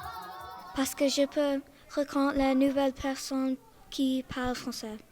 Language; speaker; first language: French; non-native, local second language; English